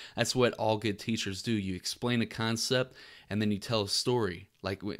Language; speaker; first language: English; native; English